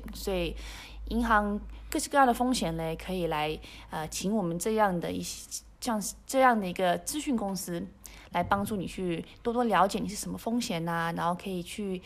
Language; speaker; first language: Chinese; early bilingual, heritage; Chinese